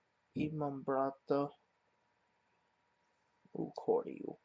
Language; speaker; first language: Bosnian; non-native, learner; English